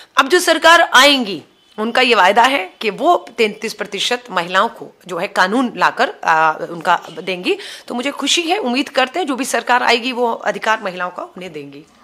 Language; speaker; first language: Hindi; native; Hindi